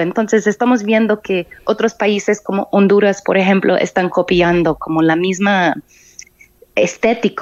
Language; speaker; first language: Spanish; non-native, fluent; English